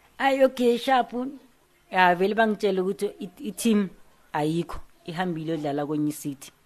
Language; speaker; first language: Zulu; non-native, local second language; South Ndebele